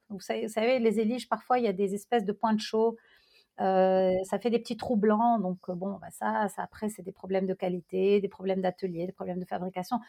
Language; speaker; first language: French; non-native, local second language; Arabic